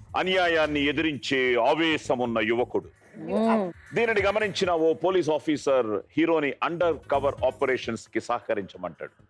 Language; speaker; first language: Telugu; native; Telugu